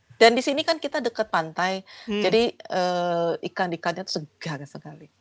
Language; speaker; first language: Indonesian; native; Indonesian